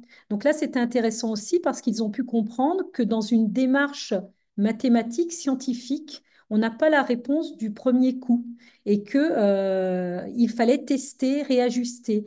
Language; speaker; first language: French; native; French